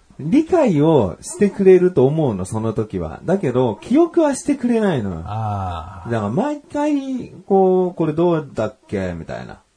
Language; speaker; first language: Japanese; native; Japanese